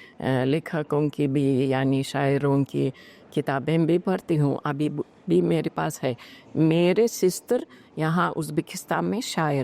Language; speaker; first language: Hindi; non-native, fluent; Uzbek